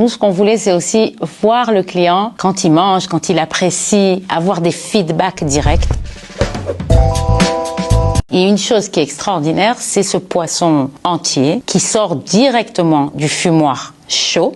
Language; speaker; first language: French; native; French